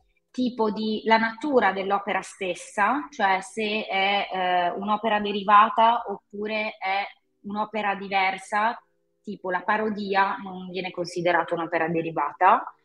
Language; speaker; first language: Italian; native; Italian